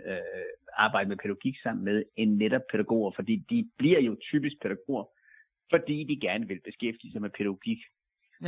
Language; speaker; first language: Danish; native; Danish